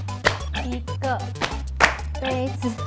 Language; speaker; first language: Chinese; native; Chinese